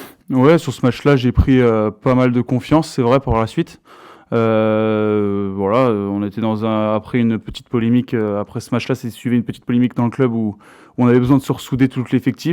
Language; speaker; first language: French; native; French